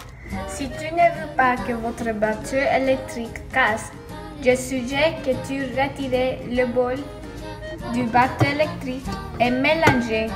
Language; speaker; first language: French; non-native, learner; English